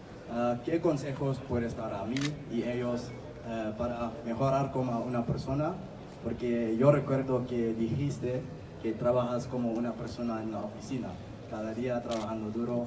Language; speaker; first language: Spanish; non-native, learner; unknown